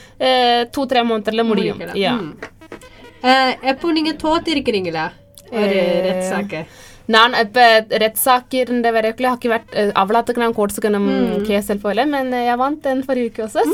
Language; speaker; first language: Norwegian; early bilingual, other home language; Tamil